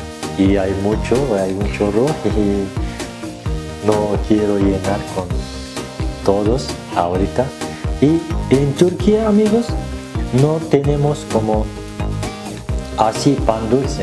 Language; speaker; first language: Spanish; non-native, learner; Turkish